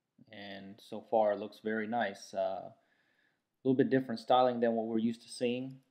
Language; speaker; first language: English; native; English